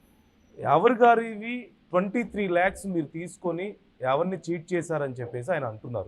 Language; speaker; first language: Telugu; native; Telugu